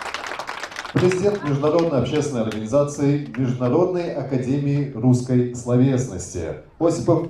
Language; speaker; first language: Russian; native; Russian